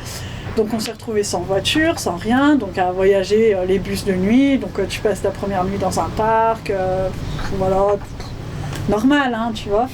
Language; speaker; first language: French; native; French